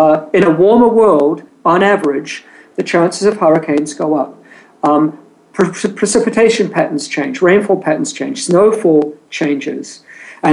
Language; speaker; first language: English; native; English